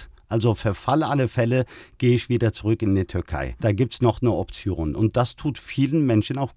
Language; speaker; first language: German; early bilingual, other home language; Turkish